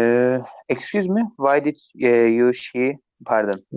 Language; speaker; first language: English; non-native, learner; Turkish